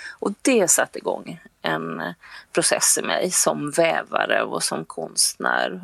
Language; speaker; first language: Swedish; native; Swedish